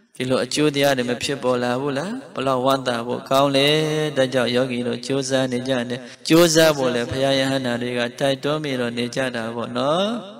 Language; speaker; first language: Burmese; non-native, local second language; Mon